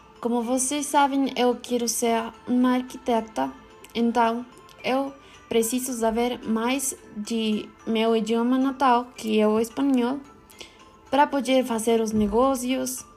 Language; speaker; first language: Portuguese; non-native, learner; Spanish